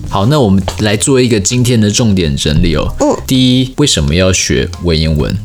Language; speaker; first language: Chinese; native; Chinese